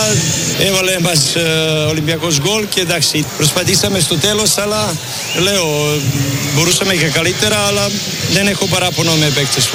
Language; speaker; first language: Greek; non-native, learner; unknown